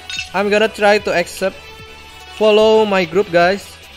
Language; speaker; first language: English; non-native, learner; Indonesian